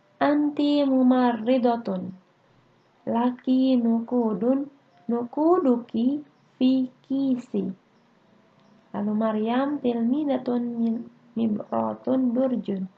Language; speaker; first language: Arabic; non-native, fluent; Indonesian